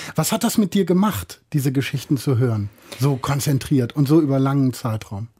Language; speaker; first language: German; native; German